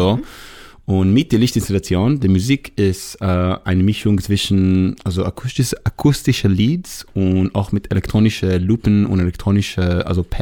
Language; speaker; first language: German; non-native, learner; Hebrew